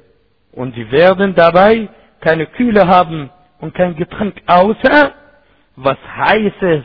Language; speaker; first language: German; non-native, fluent; Arabic